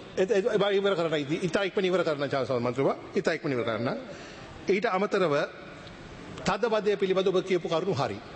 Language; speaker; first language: Sinhala; native; Sinhala